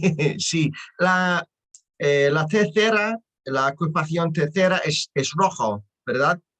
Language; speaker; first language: Spanish; non-native, learner; English